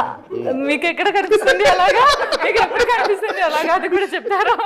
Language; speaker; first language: Telugu; non-native, learner; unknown